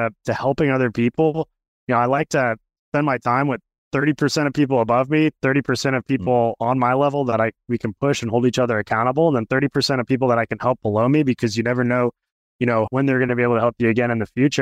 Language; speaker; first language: English; native; English